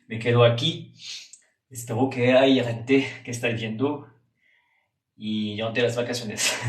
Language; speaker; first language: Spanish; non-native, fluent; French